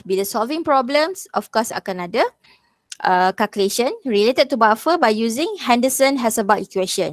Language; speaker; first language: English; non-native, local second language; Malay